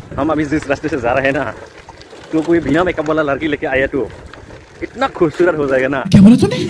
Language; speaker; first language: Hindi; non-native, local second language; Bodo